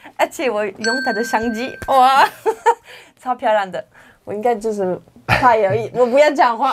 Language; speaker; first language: Chinese; non-native, fluent; French